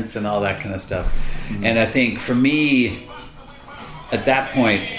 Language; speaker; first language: English; early bilingual, other home language; Swiss German